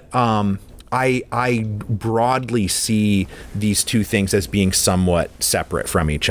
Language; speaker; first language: English; native; English